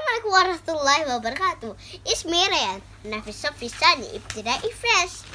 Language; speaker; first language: Arabic; non-native, learner; Malay